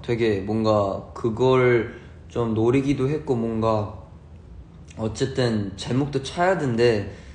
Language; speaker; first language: Korean; early bilingual, heritage; Korean